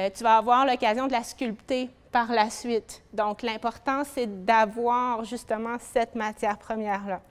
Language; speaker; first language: French; native; French